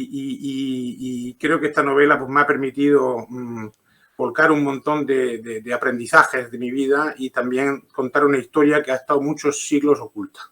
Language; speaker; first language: Spanish; early bilingual, heritage; Spanish